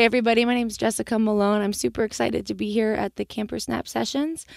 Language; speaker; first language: English; native; English